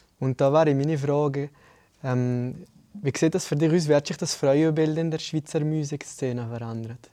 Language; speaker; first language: German; native; German